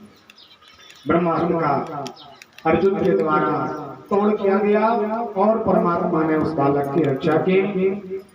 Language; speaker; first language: Hindi; native; Hindi